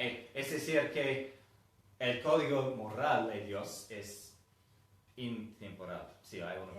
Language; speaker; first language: Spanish; non-native, fluent; English